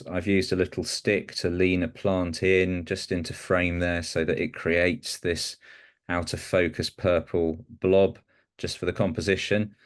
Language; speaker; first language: English; native; English